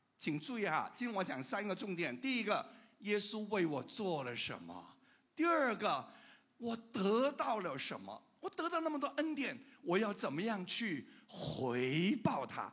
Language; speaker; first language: Chinese; non-native, local second language; Cantonese